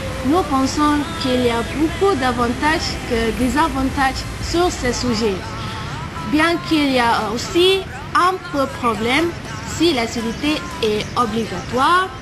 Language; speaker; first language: French; non-native, learner; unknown